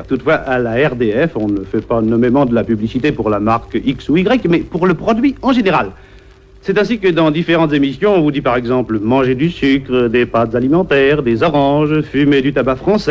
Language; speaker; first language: French; native; French